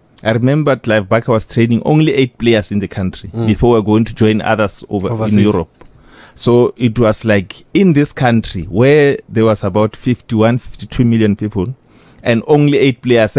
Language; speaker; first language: English; non-native, local second language; Northern Sotho